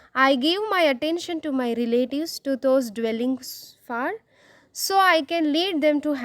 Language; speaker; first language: English; non-native, local second language; Telugu